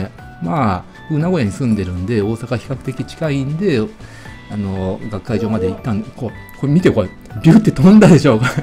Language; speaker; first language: Japanese; native; Japanese